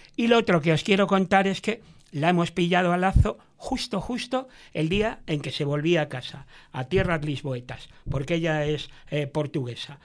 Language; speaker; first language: Spanish; native; Spanish